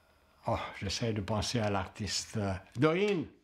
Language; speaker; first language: French; non-native, fluent; Hungarian